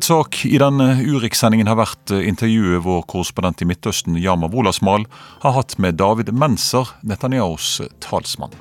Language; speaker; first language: Norwegian; native; Norwegian